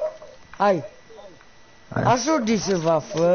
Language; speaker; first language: German; non-native, learner; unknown